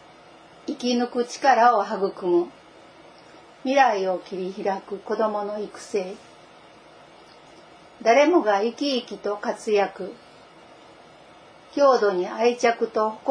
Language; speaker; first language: Japanese; native; Japanese